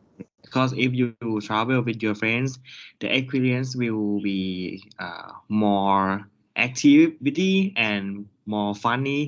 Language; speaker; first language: English; non-native, learner; Thai